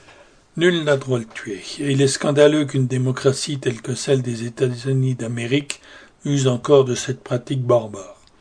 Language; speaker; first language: French; native; French